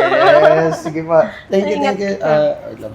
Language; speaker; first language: Filipino; native; Filipino